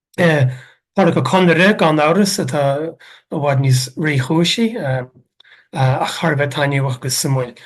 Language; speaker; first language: Irish; native; Irish